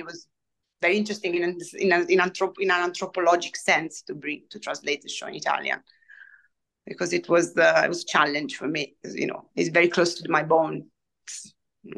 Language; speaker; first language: English; non-native, fluent; Italian